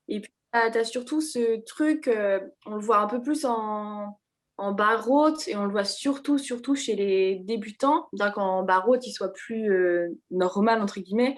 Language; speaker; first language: French; native; French